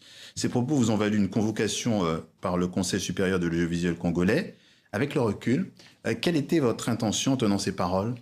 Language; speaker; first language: French; native; French